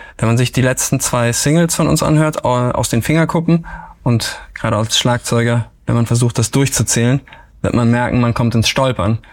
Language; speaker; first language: German; native; German